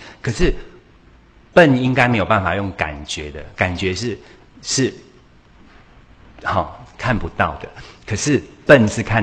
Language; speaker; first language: Chinese; native; Chinese